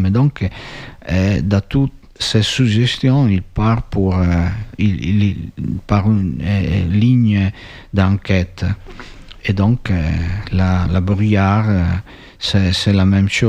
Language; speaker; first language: French; non-native, fluent; Italian